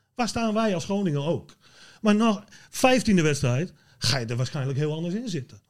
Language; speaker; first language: Dutch; native; Dutch